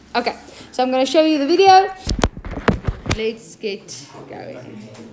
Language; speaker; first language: English; non-native, local second language; Afrikaans